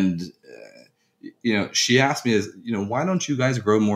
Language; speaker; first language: English; native; English